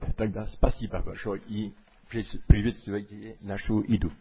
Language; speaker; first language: Russian; non-native, fluent; French